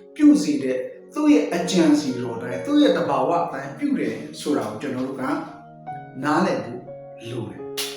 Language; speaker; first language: Burmese; non-native, local second language; Kachin